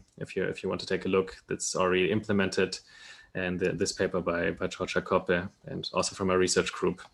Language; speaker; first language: English; non-native, fluent; German